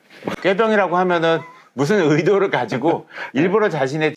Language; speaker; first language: Korean; native; Korean